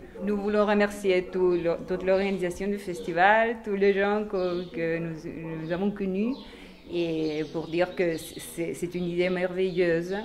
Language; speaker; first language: French; non-native, fluent; Spanish